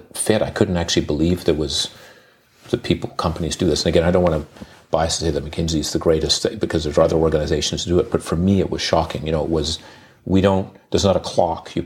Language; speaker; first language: English; native; English